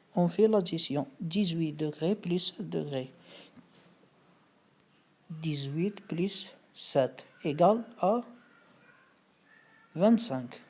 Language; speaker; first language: French; non-native, fluent; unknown